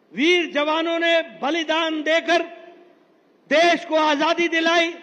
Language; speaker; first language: Hindi; native; Hindi